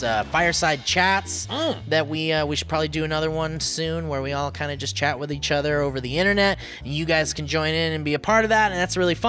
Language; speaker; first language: English; native; English